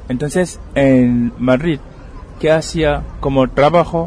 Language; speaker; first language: Spanish; non-native, fluent; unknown